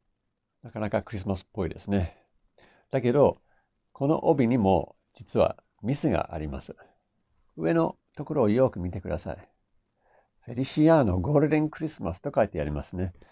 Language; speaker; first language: Japanese; non-native, fluent; English